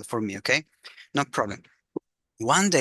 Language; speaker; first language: English; non-native, fluent; Spanish